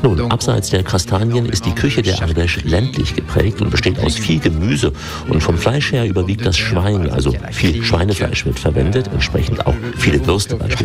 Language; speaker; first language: German; native; German